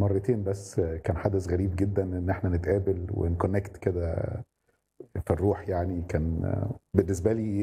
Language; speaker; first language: Arabic; native; Arabic